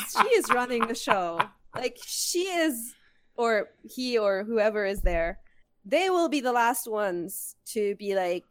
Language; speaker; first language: English; non-native, fluent; German